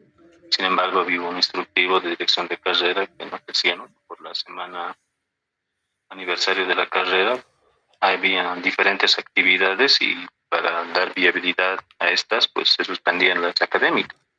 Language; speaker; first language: Spanish; native; Spanish